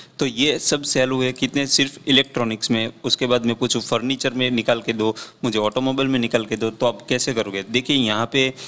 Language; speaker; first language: Hindi; non-native, local second language; Gujarati